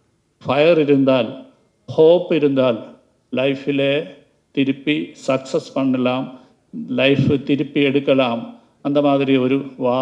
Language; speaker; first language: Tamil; non-native, learner; Malayalam